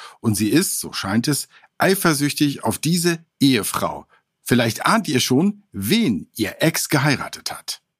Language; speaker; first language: German; native; German